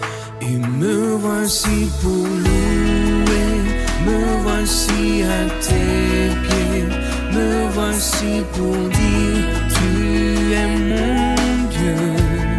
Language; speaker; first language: French; non-native, fluent; Arabic